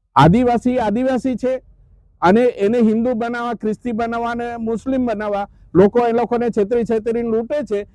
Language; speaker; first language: Gujarati; non-native, local second language; Gamit